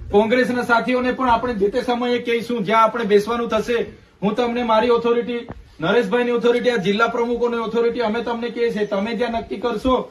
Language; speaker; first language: Gujarati; non-native, local second language; Vasavi